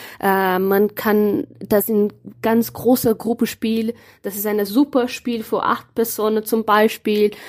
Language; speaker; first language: German; non-native, learner; Portuguese